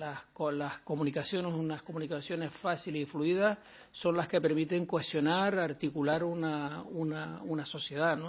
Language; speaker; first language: Spanish; native; Spanish